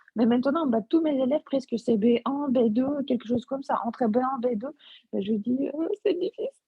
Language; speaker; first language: French; non-native, fluent; Russian